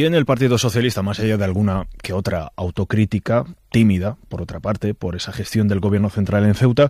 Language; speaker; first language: Spanish; native; Spanish